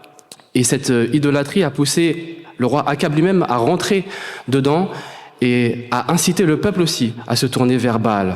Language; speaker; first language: French; native; French